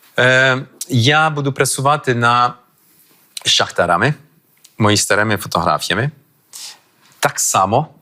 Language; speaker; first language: Ukrainian; early bilingual, heritage; French